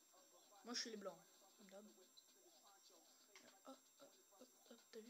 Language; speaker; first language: French; native; French